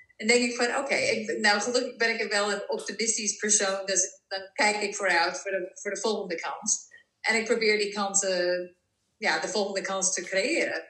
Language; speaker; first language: Dutch; non-native, fluent; English